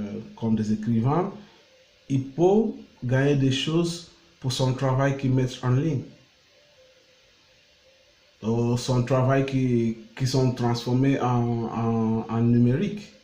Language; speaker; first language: French; non-native, learner; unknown